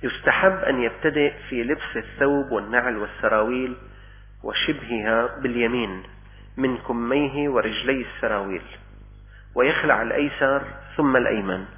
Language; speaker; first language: Arabic; native; Arabic